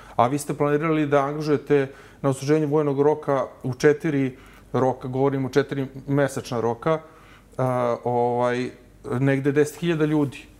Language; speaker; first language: Serbian; native; Serbian